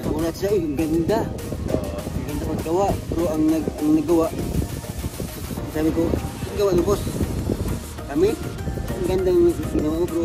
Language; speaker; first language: Filipino; non-native, local second language; Cebuano